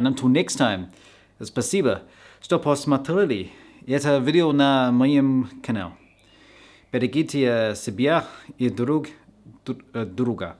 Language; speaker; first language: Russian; non-native, fluent; English